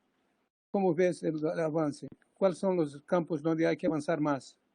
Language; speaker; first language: Spanish; non-native, fluent; Portuguese